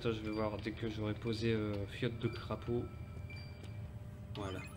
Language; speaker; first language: French; native; French